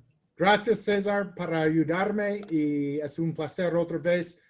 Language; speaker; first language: Spanish; non-native, learner; English